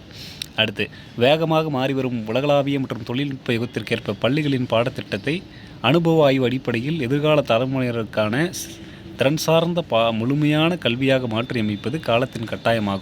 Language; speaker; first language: Tamil; native; Tamil